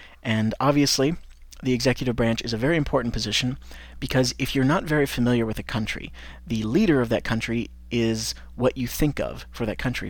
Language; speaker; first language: English; native; English